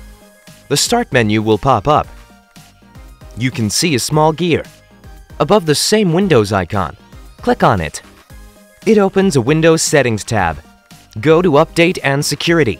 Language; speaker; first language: English; non-native, fluent; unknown